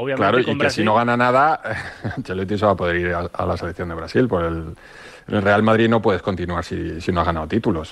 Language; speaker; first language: Spanish; native; Spanish